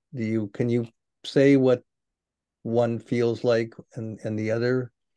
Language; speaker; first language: English; native; English